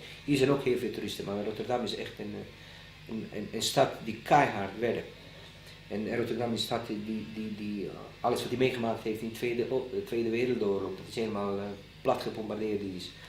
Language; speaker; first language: Dutch; non-native, fluent; Bosnian